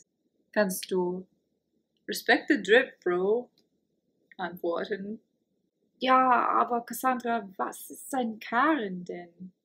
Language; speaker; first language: German; non-native, fluent; English